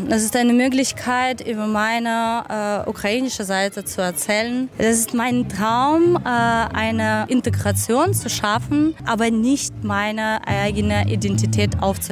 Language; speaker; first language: German; non-native, fluent; Ukrainian